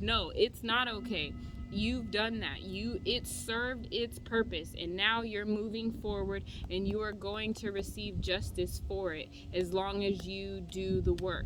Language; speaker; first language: English; native; English